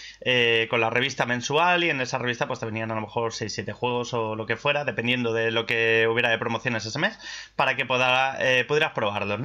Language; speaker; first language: Spanish; native; Spanish